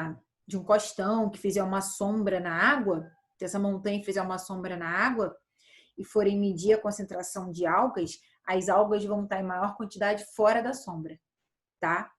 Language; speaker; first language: Portuguese; native; Portuguese